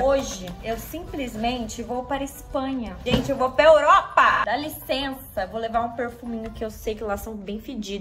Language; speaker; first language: Portuguese; native; Portuguese